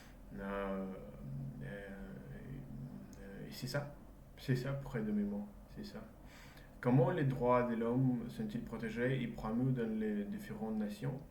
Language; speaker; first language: French; non-native, learner; Russian